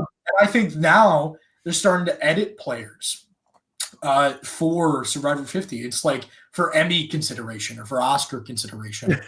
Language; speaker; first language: English; native; English